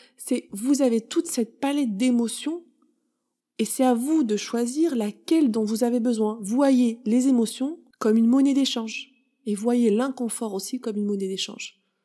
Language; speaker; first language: French; native; French